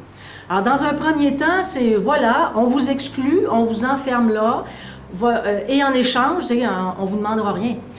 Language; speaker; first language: French; native; French